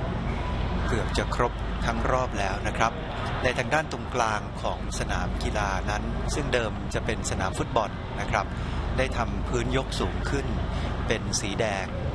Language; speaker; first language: Thai; native; Thai